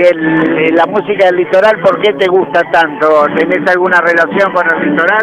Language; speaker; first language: Spanish; native; Spanish